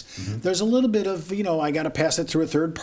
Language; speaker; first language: English; native; English